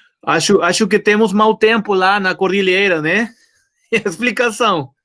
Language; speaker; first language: Portuguese; non-native, fluent; Spanish